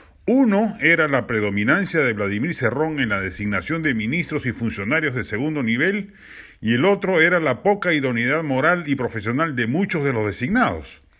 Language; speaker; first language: Spanish; native; Spanish